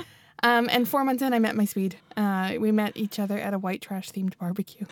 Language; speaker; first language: English; native; English